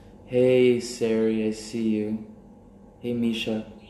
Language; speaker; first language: English; native; English